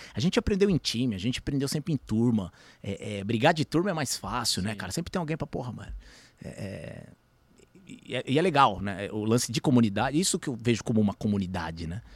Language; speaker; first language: Portuguese; early bilingual, other home language; Spanish